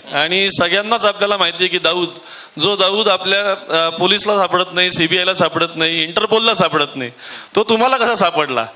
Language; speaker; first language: Marathi; native; Marathi